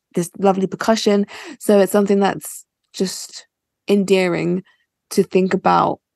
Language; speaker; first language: English; native; English